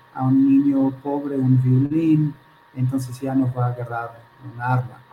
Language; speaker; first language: Spanish; non-native, fluent; Hebrew